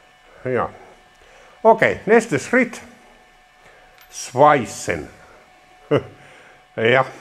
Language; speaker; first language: German; non-native, learner; Finnish